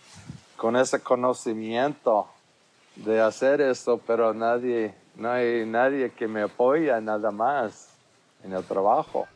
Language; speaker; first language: Spanish; non-native, fluent; English